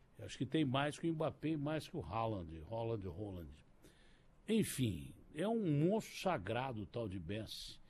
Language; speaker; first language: Portuguese; native; Portuguese